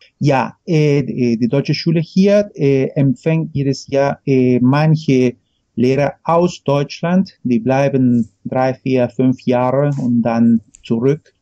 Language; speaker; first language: German; non-native, fluent; Spanish